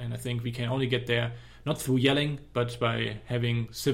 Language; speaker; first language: English; non-native, fluent; German